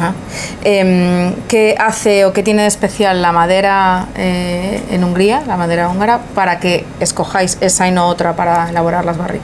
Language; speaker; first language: Spanish; native; Spanish